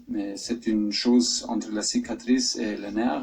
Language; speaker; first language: French; non-native, fluent; German